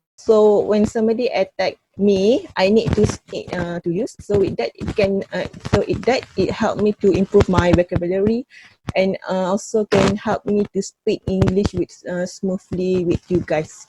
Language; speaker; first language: English; non-native, fluent; Malay